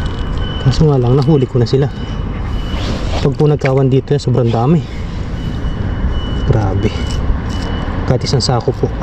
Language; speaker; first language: Filipino; native; Filipino